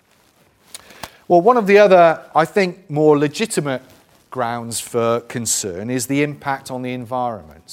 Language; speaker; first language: English; native; English